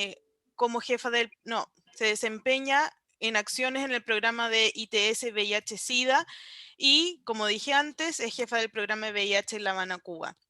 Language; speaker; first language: Spanish; native; Spanish